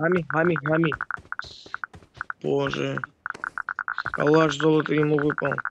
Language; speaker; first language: Russian; native; Russian